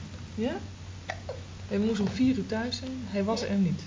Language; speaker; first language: Dutch; native; Dutch